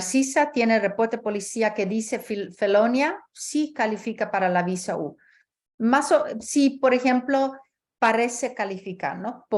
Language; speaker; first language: Spanish; early bilingual, heritage; Spanish